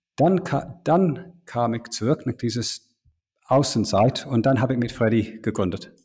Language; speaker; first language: German; non-native, fluent; English